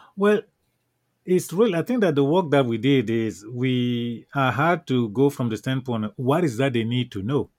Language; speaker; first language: English; non-native, local second language; French